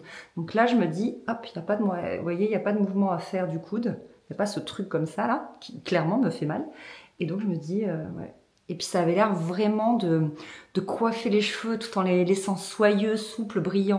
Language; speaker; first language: French; native; French